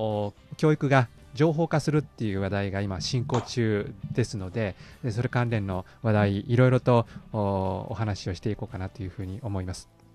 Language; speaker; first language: Japanese; native; Japanese